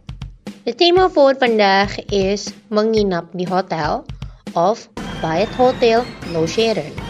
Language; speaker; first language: Dutch; non-native, learner; Indonesian